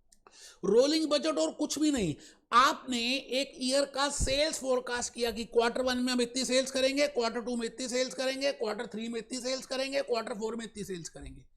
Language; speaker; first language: Hindi; native; Hindi